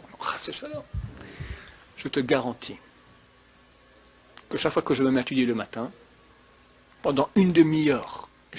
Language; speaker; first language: French; native; French